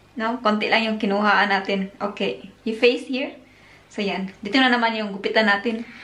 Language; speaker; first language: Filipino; non-native, local second language; Cebuano